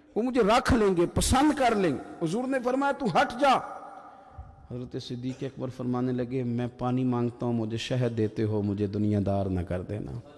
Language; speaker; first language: Urdu; native; Urdu